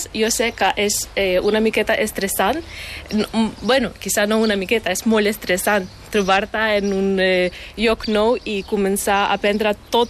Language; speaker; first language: Catalan; non-native, fluent; Ukrainian